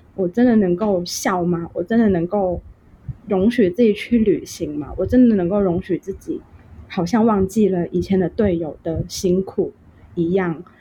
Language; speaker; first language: Chinese; non-native, local second language; Cantonese